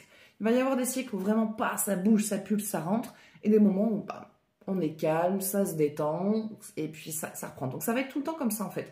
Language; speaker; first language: French; native; French